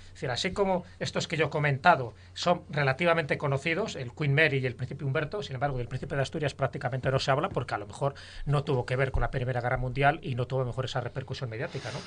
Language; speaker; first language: Spanish; native; Spanish